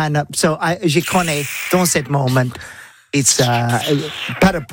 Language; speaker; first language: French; non-native, learner; English